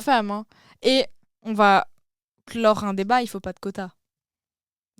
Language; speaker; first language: French; native; French